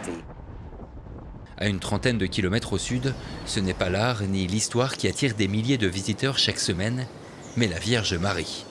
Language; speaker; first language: French; native; French